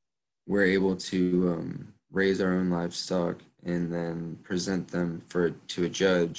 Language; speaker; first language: English; native; English